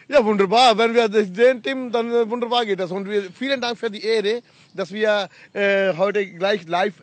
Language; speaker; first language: German; non-native, fluent; Punjabi